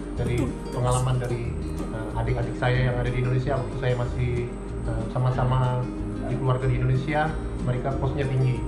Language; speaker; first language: Indonesian; native; Indonesian